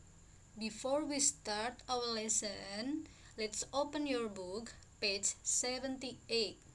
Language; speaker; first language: English; non-native, fluent; Indonesian